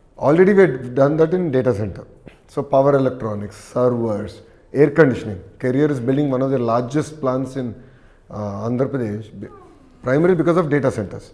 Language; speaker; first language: Telugu; native; Telugu